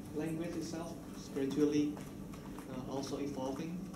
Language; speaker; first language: English; non-native, fluent; Indonesian